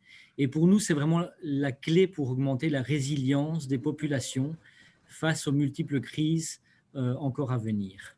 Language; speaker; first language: French; native; French